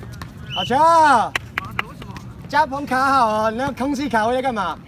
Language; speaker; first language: Chinese; native; Chinese